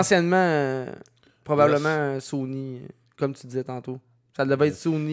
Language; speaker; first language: French; native; French